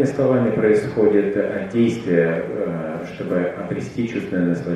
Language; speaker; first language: Russian; native; Russian